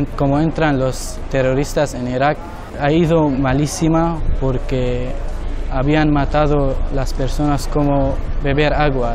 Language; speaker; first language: Spanish; non-native, learner; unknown